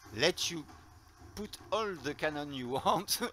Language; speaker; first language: English; non-native, learner; French